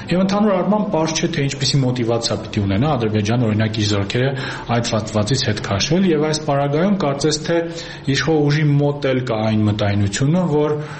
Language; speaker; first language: Armenian; native; Armenian